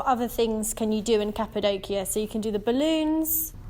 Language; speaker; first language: English; native; English